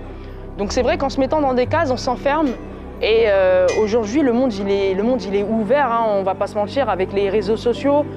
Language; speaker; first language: French; native; French